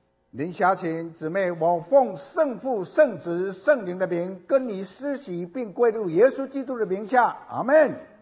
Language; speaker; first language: Chinese; native; Chinese